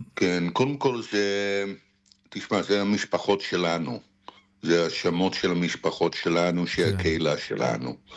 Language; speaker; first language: Hebrew; non-native, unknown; Dutch